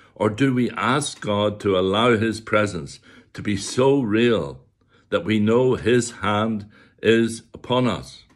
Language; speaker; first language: English; native; English